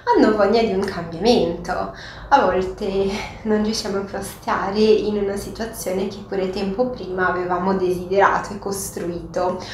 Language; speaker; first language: Italian; non-native, fluent; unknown